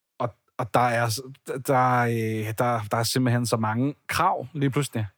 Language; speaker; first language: Danish; native; Danish